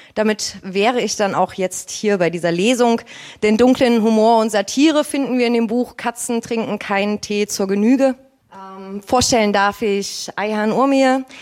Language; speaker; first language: German; native; German